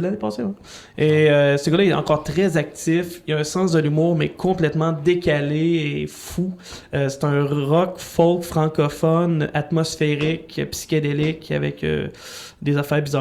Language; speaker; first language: French; native; French